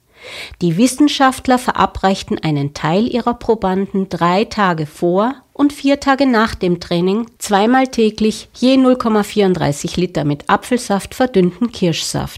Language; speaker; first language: German; native; German